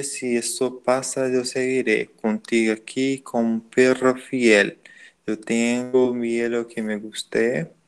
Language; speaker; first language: Spanish; non-native, learner; Portuguese